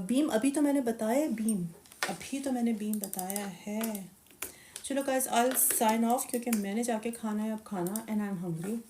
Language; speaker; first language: Urdu; native; Urdu